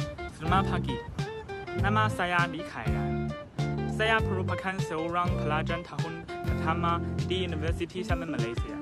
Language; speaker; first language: Indonesian; non-native, learner; Chinese